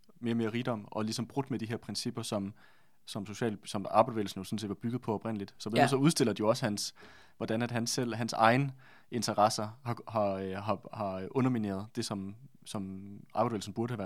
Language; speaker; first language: Danish; native; Danish